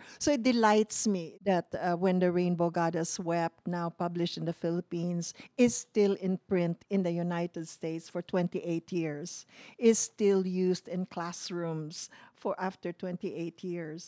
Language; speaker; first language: English; non-native, local second language; Cebuano